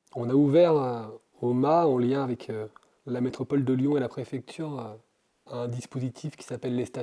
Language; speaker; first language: French; native; French